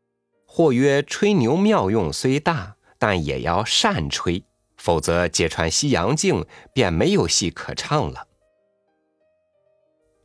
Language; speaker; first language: Chinese; native; Chinese